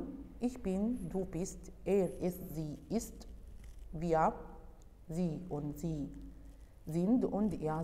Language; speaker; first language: German; non-native, fluent; Arabic